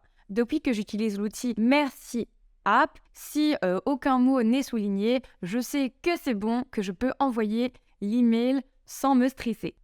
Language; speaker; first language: French; native; French